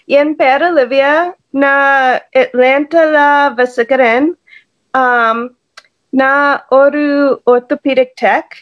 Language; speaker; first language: Tamil; non-native, learner; English